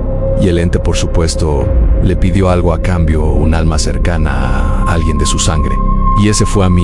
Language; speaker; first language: Spanish; native; Spanish